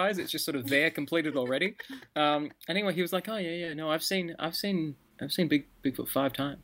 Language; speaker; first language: English; native; English